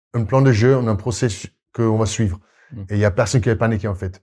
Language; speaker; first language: French; non-native, fluent; Afrikaans